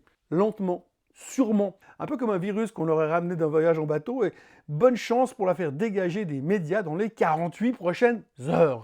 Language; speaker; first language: French; native; French